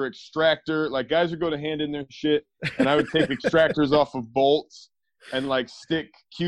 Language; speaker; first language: English; native; English